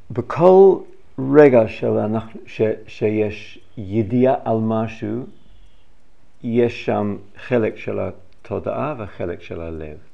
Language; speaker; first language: Hebrew; non-native, fluent; English